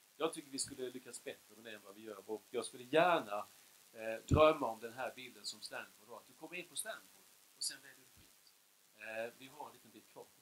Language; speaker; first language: Swedish; native; Swedish